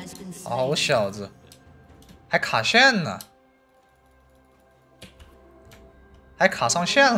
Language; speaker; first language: Chinese; native; Chinese